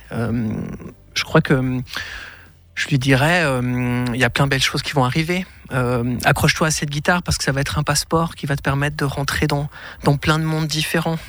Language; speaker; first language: French; native; French